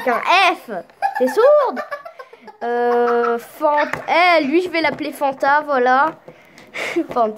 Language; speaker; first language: French; native; French